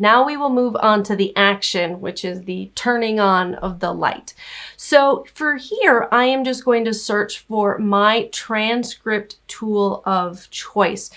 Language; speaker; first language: English; native; English